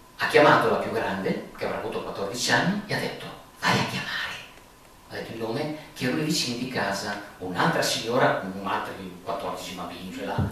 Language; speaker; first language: Italian; native; Italian